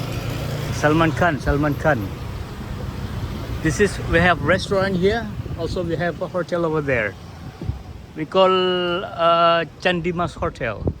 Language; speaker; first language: English; non-native, learner; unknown